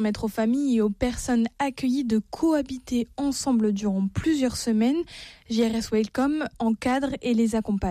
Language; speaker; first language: French; native; French